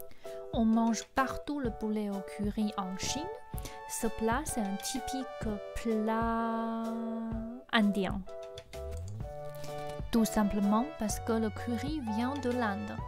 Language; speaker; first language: French; non-native, fluent; Chinese